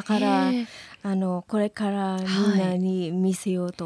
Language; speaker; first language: Japanese; non-native, learner; Filipino